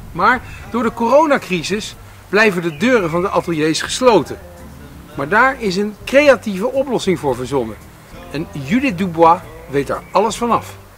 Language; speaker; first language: Dutch; native; Dutch